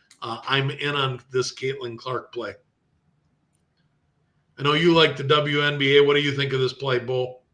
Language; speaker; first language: English; native; English